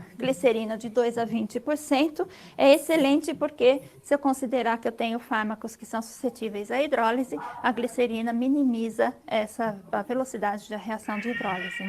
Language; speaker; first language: Portuguese; native; Portuguese